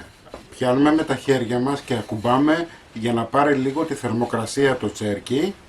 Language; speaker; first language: Greek; native; Greek